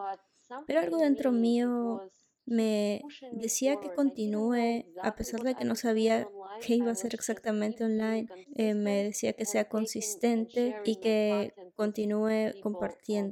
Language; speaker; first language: Spanish; non-native, fluent; Russian